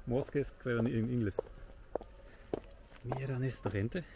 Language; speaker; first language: Spanish; non-native, fluent; German